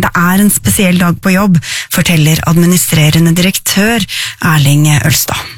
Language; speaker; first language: Norwegian; native; Norwegian